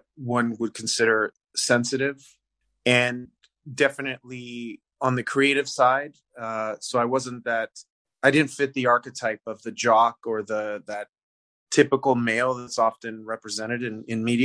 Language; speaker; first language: English; native; English